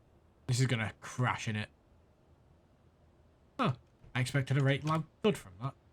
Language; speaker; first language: English; native; English